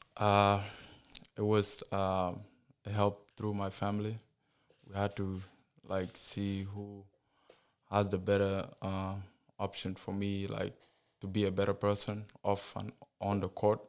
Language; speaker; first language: English; non-native, fluent; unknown